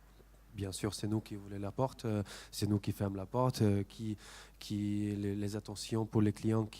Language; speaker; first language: French; non-native, fluent; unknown